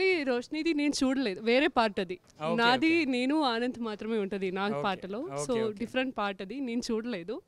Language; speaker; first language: Telugu; non-native, learner; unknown